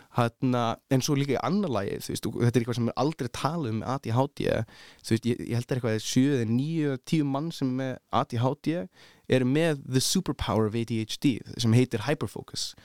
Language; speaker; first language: Icelandic; early bilingual, heritage; Icelandic